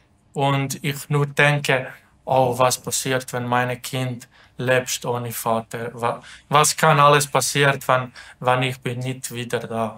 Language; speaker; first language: German; non-native, learner; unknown